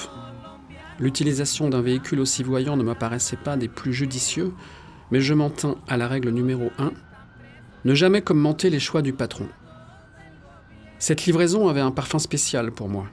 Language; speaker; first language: French; native; French